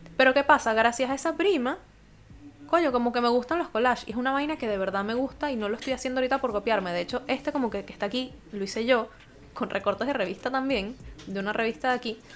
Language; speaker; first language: Spanish; native; Spanish